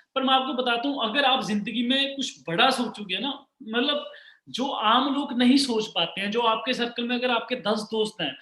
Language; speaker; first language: Hindi; non-native, local second language; Punjabi